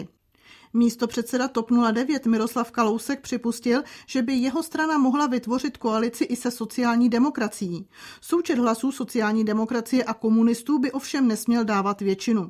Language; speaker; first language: Czech; native; Czech